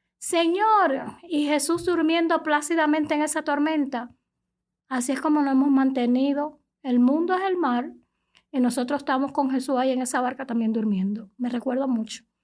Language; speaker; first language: Spanish; native; Spanish